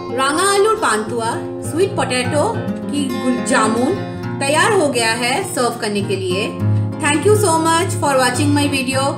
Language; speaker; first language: Hindi; non-native, local second language; Bangla